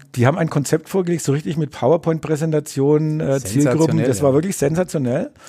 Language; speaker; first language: German; native; German